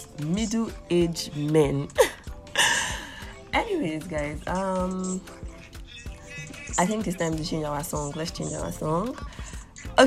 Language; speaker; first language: English; non-native, local second language; Yoruba